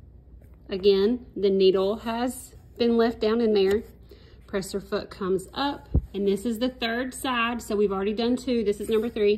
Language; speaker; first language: English; native; English